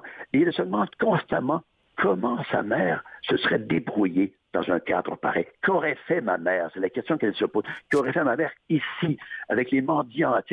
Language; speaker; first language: French; native; French